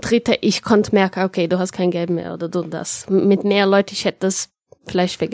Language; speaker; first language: German; non-native, fluent; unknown